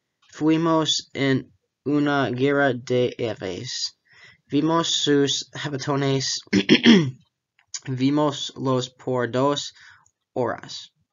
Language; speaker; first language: Spanish; non-native, learner; English